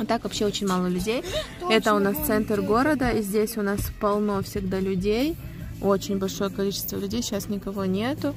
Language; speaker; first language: Russian; native; Russian